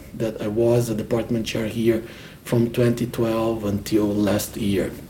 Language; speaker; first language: English; non-native, fluent; Portuguese